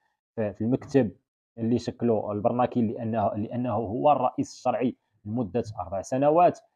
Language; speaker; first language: Arabic; native; Arabic